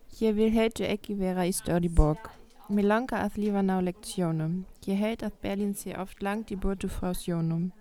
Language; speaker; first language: Icelandic; non-native, learner; German